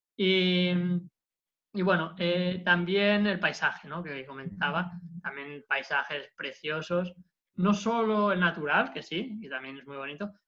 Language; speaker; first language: Spanish; native; Spanish